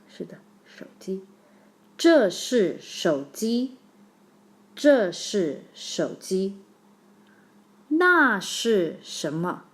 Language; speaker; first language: Chinese; non-native, fluent; English